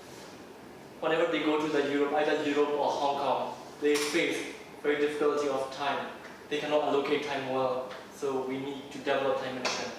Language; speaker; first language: English; non-native, learner; Burmese